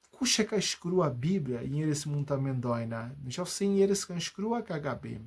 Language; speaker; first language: Albanian; non-native, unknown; Portuguese